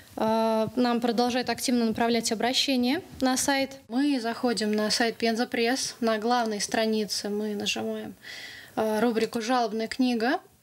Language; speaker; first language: Russian; native; Russian